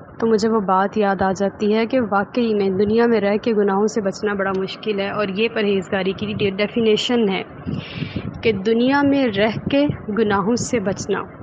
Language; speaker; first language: Urdu; native; Urdu